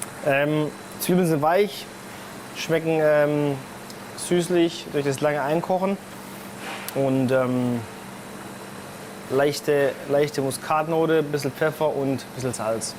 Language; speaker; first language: German; native; German